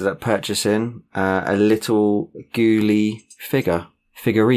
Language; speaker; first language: English; native; English